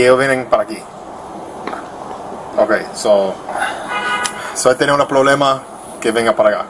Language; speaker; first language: Spanish; early bilingual, heritage; Spanish